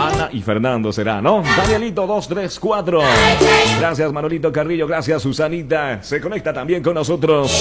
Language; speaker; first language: Spanish; native; Spanish